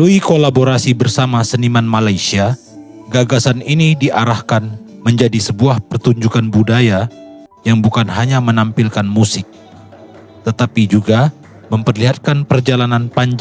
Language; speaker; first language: Indonesian; native; Indonesian